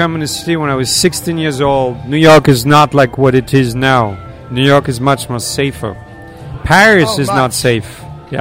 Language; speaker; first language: English; non-native, fluent; French